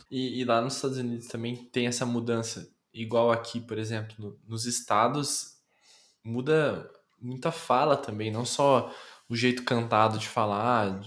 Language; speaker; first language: Portuguese; native; Portuguese